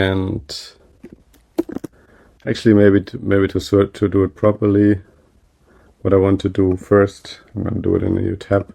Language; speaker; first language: English; non-native, fluent; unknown